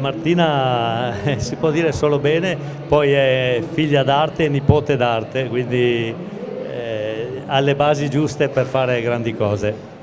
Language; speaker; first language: Italian; native; Italian